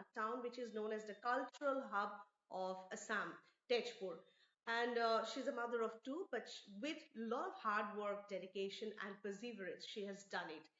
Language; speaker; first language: English; non-native, local second language; Assamese